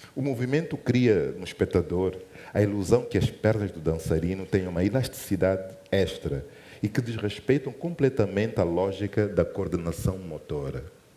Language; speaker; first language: Portuguese; native; Portuguese